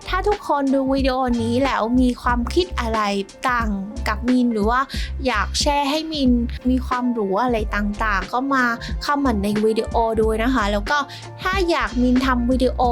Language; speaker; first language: Thai; non-native, fluent; Vietnamese